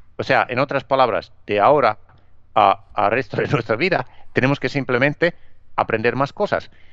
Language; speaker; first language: Spanish; non-native, fluent; Finnish